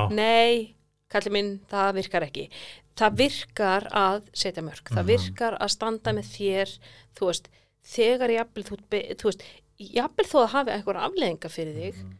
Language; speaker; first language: Icelandic; native; Icelandic